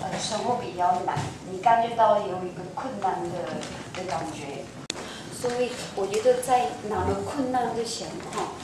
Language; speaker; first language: Chinese; non-native, fluent; French